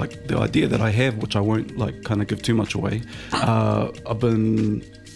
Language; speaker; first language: English; native; English